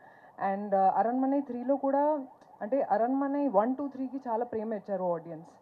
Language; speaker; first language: Telugu; non-native, fluent; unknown